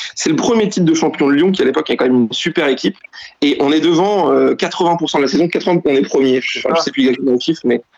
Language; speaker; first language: French; native; French